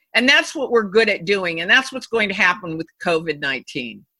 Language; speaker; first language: English; non-native, fluent; Japanese